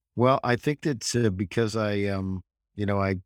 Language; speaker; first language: English; native; English